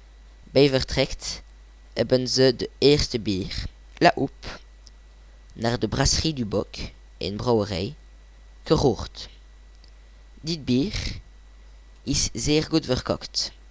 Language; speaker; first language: Dutch; non-native, learner; French